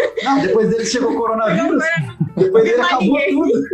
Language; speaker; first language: Portuguese; native; Portuguese